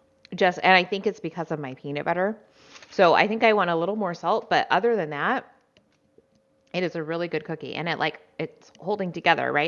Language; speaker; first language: English; native; English